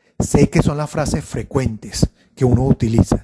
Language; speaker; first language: Spanish; native; Spanish